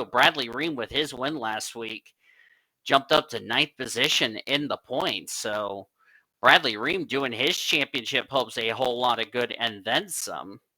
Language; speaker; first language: English; native; English